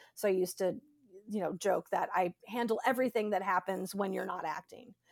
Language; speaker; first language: English; native; English